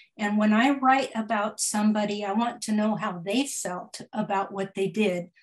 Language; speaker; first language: English; early bilingual, other home language; Spanish